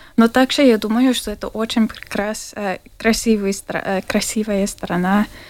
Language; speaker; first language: Russian; non-native, learner; English